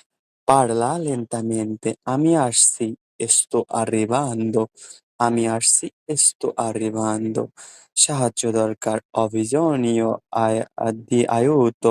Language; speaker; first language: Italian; non-native, fluent; Bangla